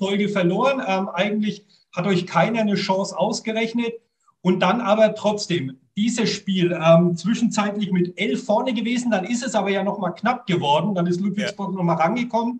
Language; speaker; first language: German; native; German